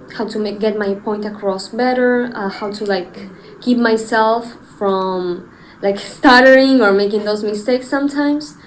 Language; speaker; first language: English; non-native, fluent; Spanish